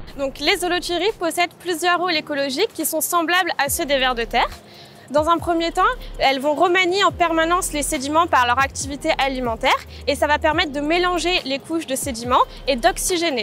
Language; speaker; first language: French; native; French